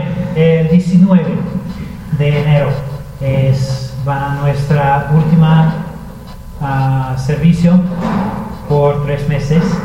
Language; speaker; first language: Spanish; non-native, learner; English